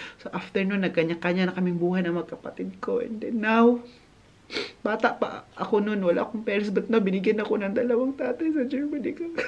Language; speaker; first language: Filipino; non-native, local second language; Cebuano